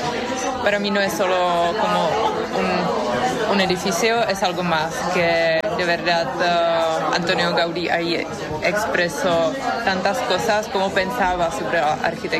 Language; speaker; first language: Spanish; non-native, fluent; Czech